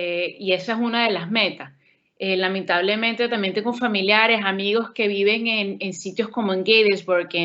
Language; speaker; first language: Spanish; early bilingual, heritage; Spanish